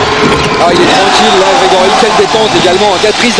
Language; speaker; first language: French; native; French